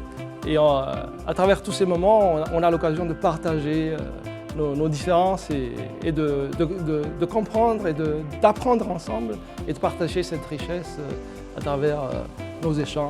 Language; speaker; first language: French; non-native, local second language; Malagasy